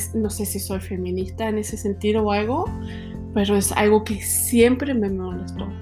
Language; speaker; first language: Spanish; non-native, fluent; German